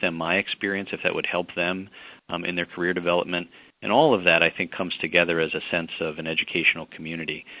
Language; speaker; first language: English; native; English